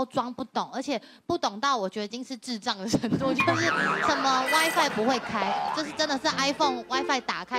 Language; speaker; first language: Chinese; native; Chinese